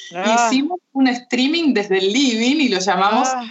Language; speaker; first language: Spanish; early bilingual, heritage; Spanish